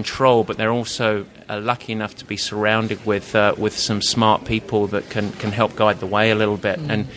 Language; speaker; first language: English; native; English